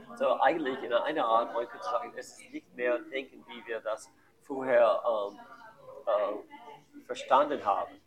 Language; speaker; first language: German; non-native, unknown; English